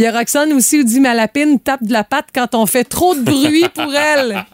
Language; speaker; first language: French; native; French